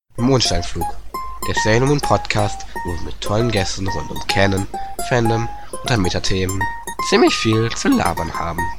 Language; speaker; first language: German; native; German